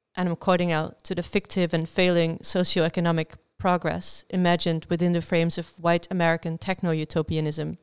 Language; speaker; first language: English; non-native, fluent; Dutch